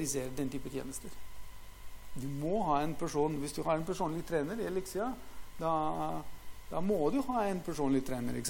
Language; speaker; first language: Norwegian; non-native, fluent; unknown